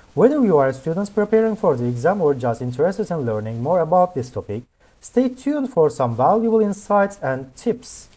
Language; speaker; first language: English; non-native, fluent; Turkish